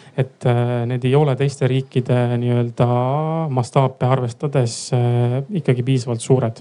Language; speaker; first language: Estonian; native; Estonian